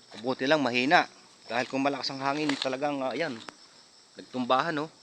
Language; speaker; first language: Filipino; native; Filipino